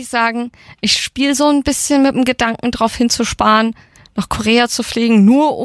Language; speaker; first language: German; native; German